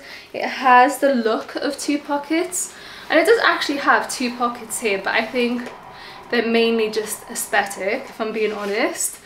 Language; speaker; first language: English; native; English